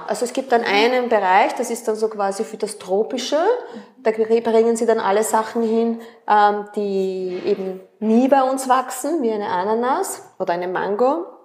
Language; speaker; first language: German; early bilingual, other home language; Spanish